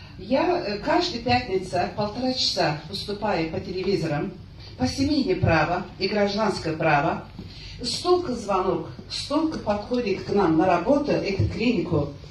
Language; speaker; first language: Russian; non-native, local second language; Azerbaijani